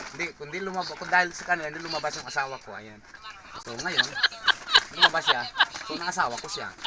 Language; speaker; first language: Filipino; native; Filipino